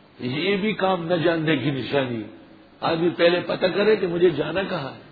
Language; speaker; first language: Urdu; non-native, local second language; Pashto